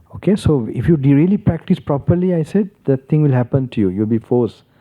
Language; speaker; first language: English; non-native, local second language; Sinhala